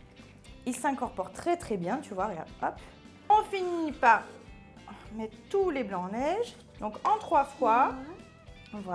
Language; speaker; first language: French; native; French